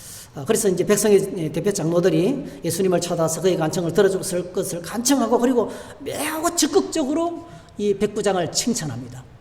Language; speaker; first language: Korean; native; Korean